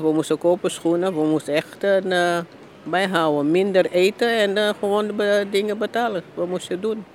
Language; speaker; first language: Dutch; non-native, learner; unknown